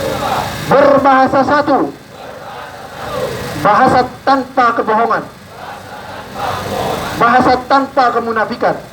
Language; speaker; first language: Indonesian; native; Indonesian